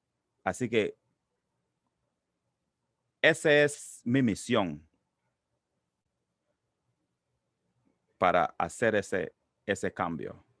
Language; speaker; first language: Spanish; non-native, local second language; English